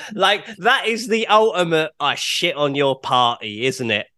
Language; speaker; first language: English; native; English